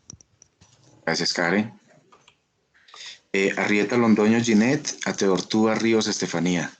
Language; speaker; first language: Spanish; native; Spanish